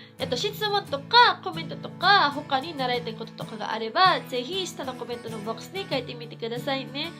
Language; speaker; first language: Japanese; non-native, fluent; Cebuano